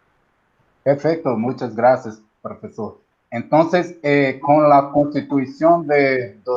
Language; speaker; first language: Spanish; non-native, learner; Portuguese